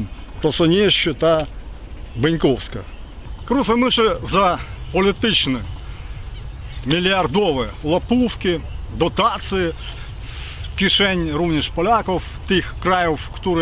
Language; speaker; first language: Polish; non-native, fluent; Ukrainian